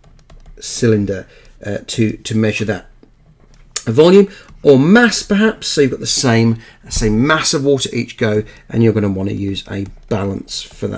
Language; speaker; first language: English; native; English